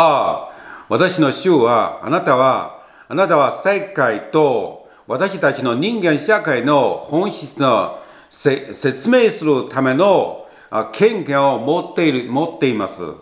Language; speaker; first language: Japanese; non-native, learner; Chinese